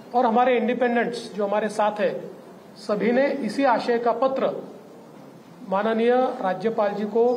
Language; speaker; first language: Hindi; non-native, local second language; Marathi